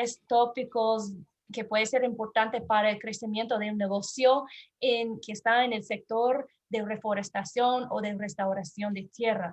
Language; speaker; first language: Spanish; non-native, learner; English